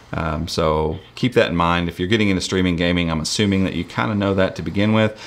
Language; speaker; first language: English; native; English